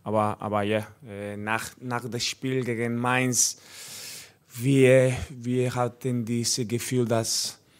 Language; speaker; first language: German; non-native, learner; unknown